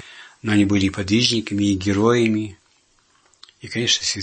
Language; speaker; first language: Russian; native; Russian